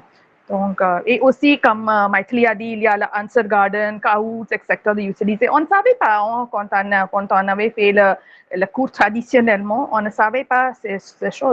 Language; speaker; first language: French; non-native, fluent; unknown